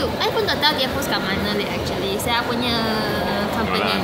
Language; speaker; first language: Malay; non-native, local second language; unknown